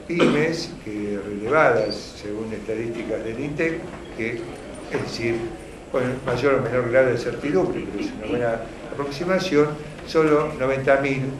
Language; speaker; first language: Spanish; native; Spanish